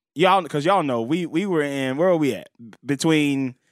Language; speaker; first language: English; native; English